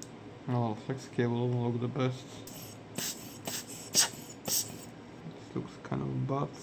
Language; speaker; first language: English; non-native, fluent; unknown